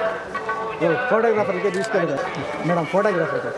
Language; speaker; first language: Telugu; native; Telugu